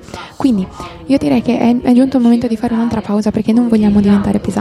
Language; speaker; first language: Italian; native; Italian